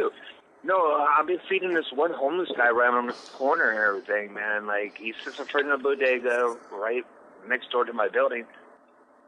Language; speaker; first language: English; native; English